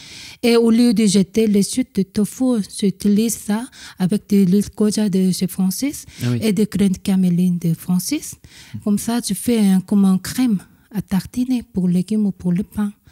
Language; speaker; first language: French; non-native, fluent; Korean